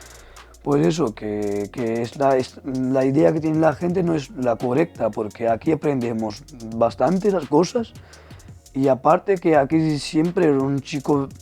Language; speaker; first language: Spanish; non-native, fluent; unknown